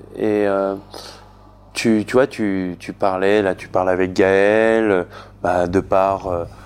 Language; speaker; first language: French; native; French